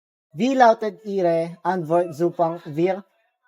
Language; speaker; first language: German; non-native, learner; Filipino